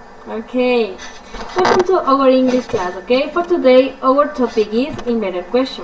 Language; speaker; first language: English; non-native, fluent; Spanish